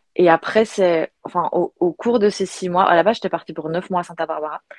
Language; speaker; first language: French; native; French